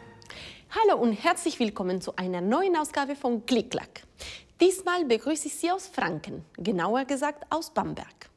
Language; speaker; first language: German; non-native, fluent; Spanish